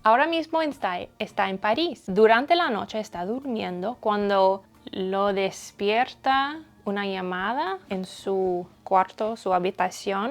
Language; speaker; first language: Spanish; non-native, learner; English